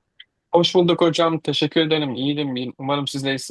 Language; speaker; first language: Turkish; non-native, fluent; Kurdish